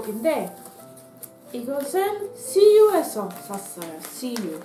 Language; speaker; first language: Korean; non-native, learner; Dutch